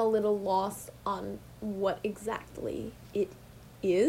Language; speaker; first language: English; native; English